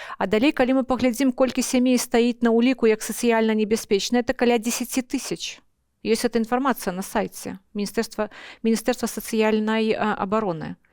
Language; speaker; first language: Belarusian; non-native, local second language; Russian